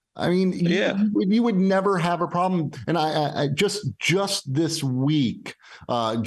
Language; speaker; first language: English; native; English